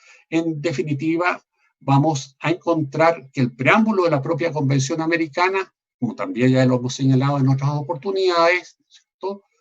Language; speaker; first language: Spanish; native; Spanish